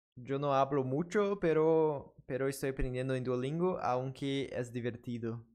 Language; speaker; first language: Spanish; non-native, learner; Portuguese